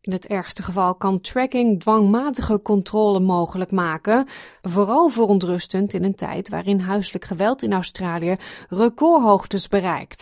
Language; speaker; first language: Dutch; native; Dutch